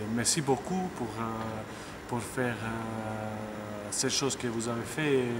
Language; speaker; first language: French; non-native, learner; Portuguese